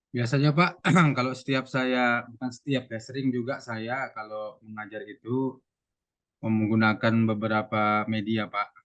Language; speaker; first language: Indonesian; non-native, local second language; Javanese